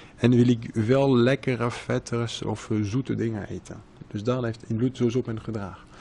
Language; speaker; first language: Dutch; non-native, fluent; French